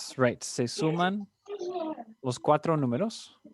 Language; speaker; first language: Spanish; non-native, fluent; English